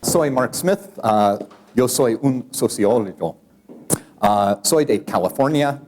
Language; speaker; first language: Spanish; non-native, learner; English